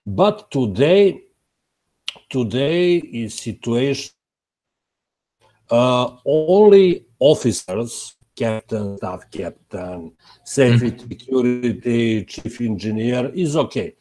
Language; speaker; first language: English; non-native, learner; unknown